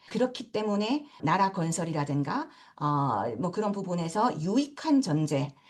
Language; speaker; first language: Korean; early bilingual, heritage; Japanese